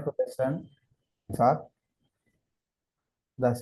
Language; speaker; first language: German; non-native, learner; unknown